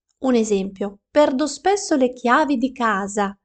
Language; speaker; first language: Italian; non-native, fluent; Ukrainian